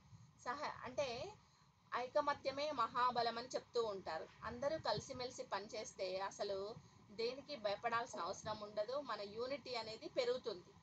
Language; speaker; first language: Telugu; native; Telugu